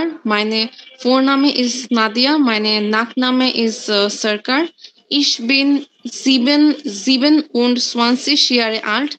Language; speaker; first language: German; non-native, learner; Bangla